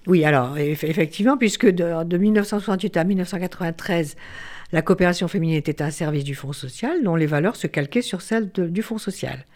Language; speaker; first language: French; native; French